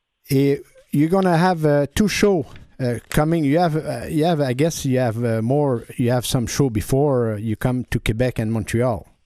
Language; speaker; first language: English; non-native, learner; French